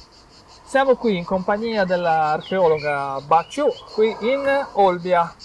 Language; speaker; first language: Italian; native; Italian